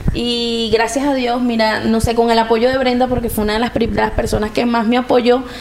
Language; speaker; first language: Spanish; native; Spanish